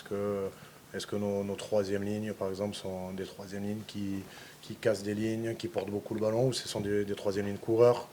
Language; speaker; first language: French; native; French